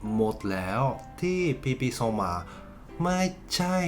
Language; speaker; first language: Thai; non-native, learner; Japanese